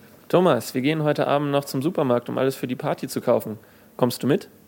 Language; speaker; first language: German; native; German